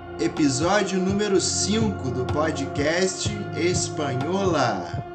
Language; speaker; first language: Spanish; non-native, fluent; Portuguese